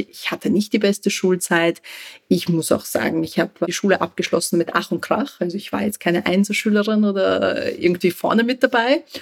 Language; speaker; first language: German; early bilingual, other home language; Russian